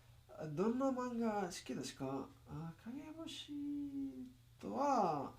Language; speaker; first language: Japanese; non-native, learner; English